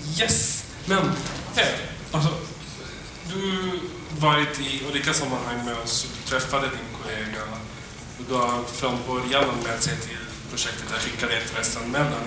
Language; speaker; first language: Swedish; non-native, fluent; Arabic